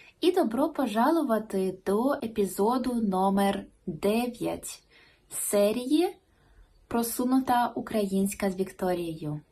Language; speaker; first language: Ukrainian; non-native, local second language; Russian